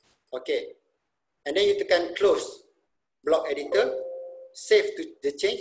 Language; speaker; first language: English; non-native, local second language; Malay